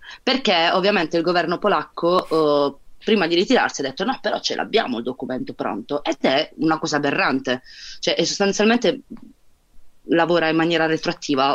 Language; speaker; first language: Italian; native; Italian